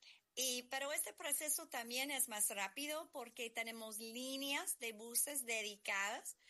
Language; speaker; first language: Spanish; non-native, learner; English